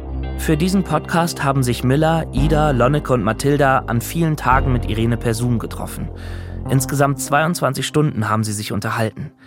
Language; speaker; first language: German; native; German